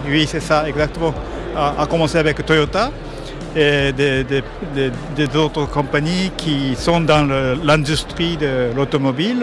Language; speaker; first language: French; non-native, fluent; Japanese